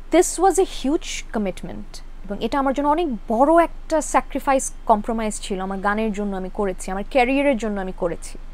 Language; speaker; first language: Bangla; early bilingual, heritage; Bangla